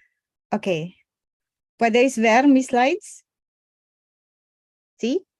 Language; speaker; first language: Spanish; non-native, learner; English